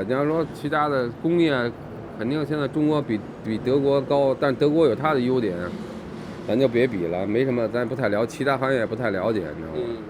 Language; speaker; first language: Chinese; native; Chinese